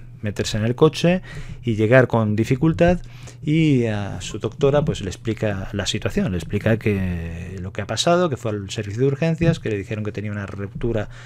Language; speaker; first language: Spanish; native; Spanish